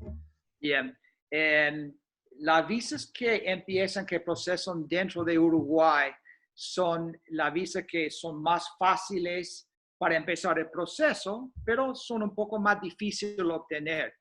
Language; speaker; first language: Spanish; non-native, fluent; English